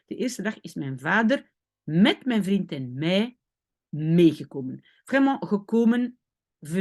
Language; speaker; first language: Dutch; non-native, fluent; French